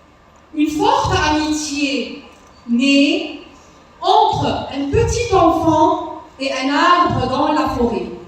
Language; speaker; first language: French; non-native, learner; Arabic